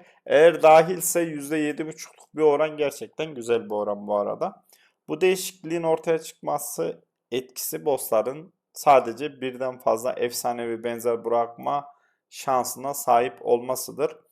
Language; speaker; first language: Turkish; native; Turkish